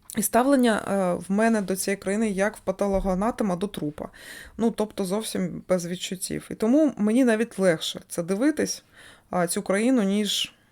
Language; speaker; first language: Ukrainian; non-native, local second language; Russian